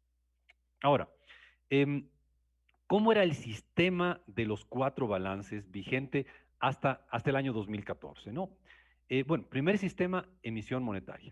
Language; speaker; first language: Spanish; native; Spanish